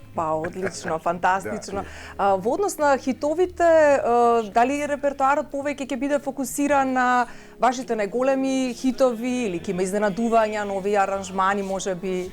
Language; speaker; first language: Macedonian; native; Macedonian